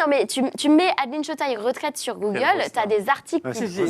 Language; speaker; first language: French; native; French